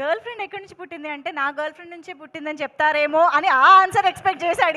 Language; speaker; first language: Telugu; native; Telugu